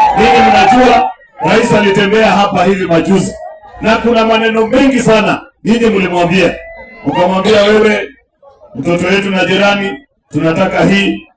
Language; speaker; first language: Swahili; non-native, local second language; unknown